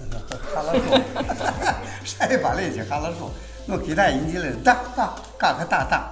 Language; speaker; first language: Russian; non-native, learner; Chinese